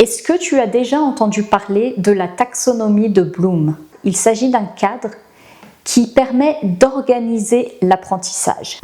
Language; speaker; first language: French; native; French